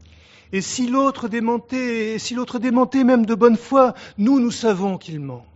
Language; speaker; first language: French; native; French